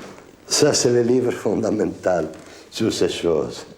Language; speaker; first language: French; non-native, fluent; Italian